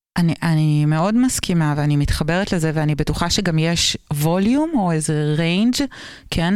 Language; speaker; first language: Hebrew; native; Hebrew